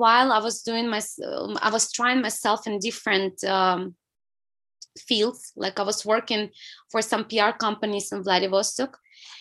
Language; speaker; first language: English; non-native, fluent; Russian